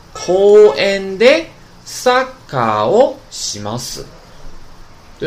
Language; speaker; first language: Japanese; non-native, fluent; Chinese